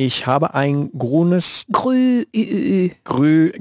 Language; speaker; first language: German; non-native, learner; Spanish